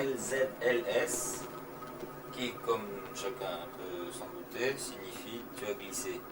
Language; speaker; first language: French; native; French